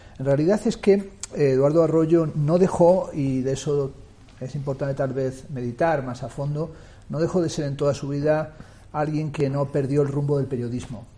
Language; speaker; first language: Spanish; native; Spanish